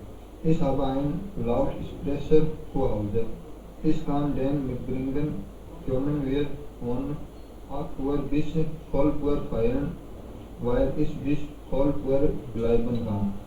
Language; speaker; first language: German; non-native, learner; Hindi